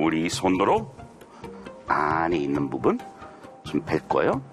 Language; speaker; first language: Korean; non-native, fluent; English